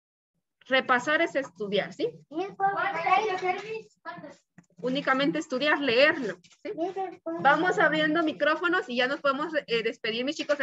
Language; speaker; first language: Spanish; native; Spanish